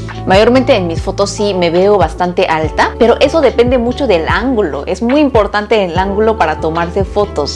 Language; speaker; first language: Spanish; early bilingual, other home language; Korean